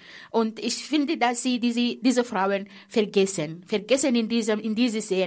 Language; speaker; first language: German; non-native, fluent; Arabic